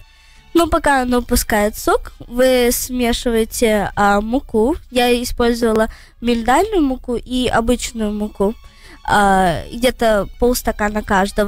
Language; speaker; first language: Russian; early bilingual, heritage; Russian